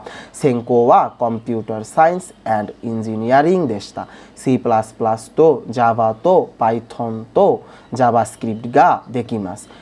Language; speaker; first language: Japanese; non-native, learner; Bangla